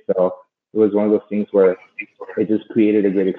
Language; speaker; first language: English; native; English